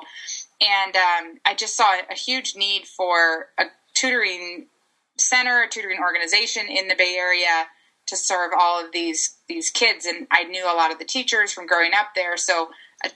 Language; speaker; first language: English; native; English